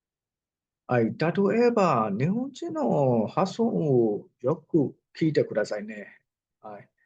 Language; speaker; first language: Japanese; non-native, learner; Burmese